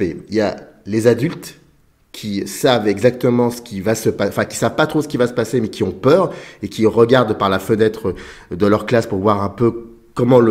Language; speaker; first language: French; native; French